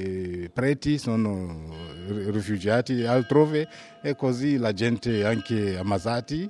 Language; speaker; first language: Italian; non-native, fluent; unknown